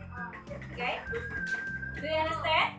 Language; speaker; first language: English; non-native, learner; Indonesian